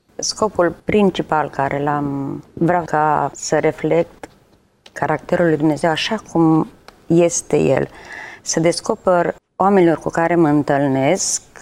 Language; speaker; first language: Romanian; non-native, local second language; Ukrainian